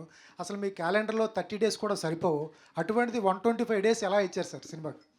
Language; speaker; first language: Telugu; native; Telugu